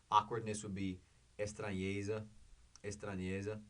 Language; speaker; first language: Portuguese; non-native, learner; English